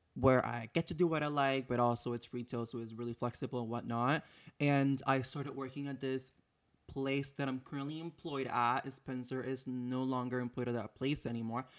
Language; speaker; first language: English; non-native, fluent; Spanish